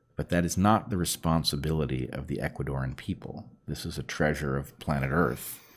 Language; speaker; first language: English; native; English